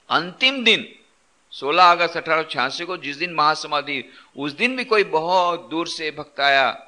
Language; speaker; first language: Hindi; non-native, local second language; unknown